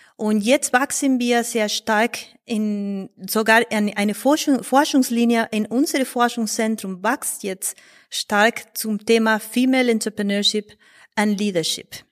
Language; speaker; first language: German; non-native, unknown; Spanish